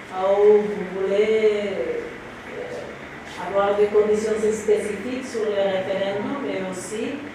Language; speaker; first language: French; non-native, fluent; Spanish